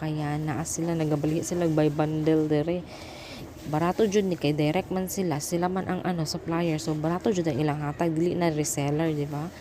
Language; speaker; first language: Cebuano; native; Cebuano